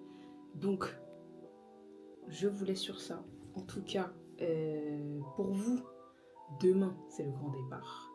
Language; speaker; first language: French; native; French